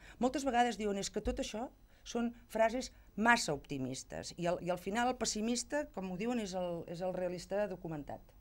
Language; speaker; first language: Catalan; native; Catalan